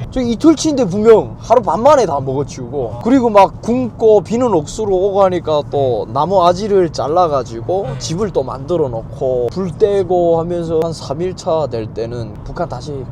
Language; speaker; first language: Korean; native; Korean